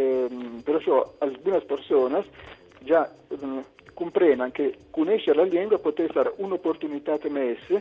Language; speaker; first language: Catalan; non-native, local second language; Italian